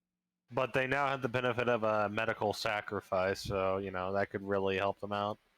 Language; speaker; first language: English; native; English